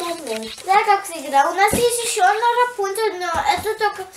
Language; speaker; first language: Russian; early bilingual, heritage; Russian